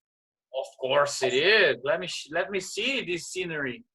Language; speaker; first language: English; non-native, fluent; Portuguese